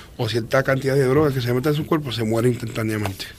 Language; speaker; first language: Spanish; early bilingual, heritage; Spanish